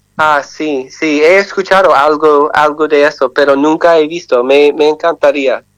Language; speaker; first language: Spanish; non-native, learner; English